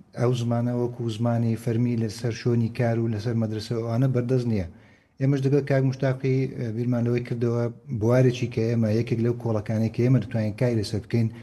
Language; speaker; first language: Central Kurdish; native; Central Kurdish